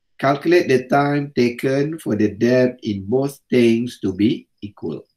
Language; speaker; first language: English; non-native, local second language; Malay